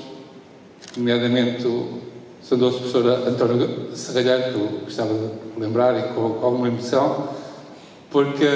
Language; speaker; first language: Portuguese; native; Portuguese